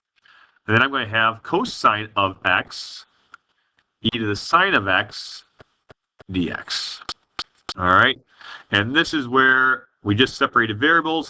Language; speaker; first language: English; native; English